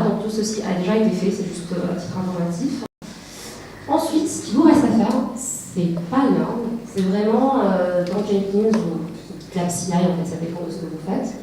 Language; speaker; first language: French; native; French